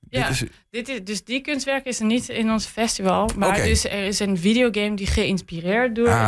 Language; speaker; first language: Dutch; non-native, learner; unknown